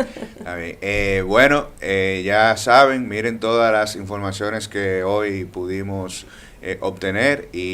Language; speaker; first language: Spanish; native; Spanish